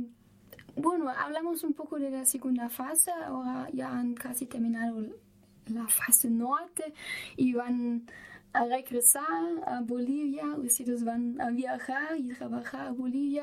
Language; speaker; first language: Spanish; non-native, fluent; German